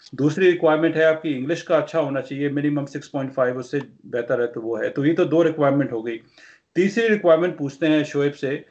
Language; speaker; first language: Hindi; non-native, local second language; Punjabi